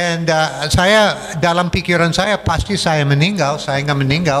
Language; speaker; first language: Indonesian; non-native, fluent; English